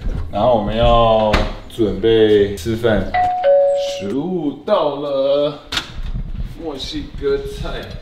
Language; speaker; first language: Chinese; early bilingual, other home language; English